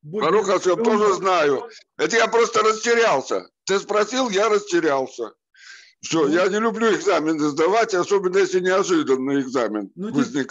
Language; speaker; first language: Russian; native; Russian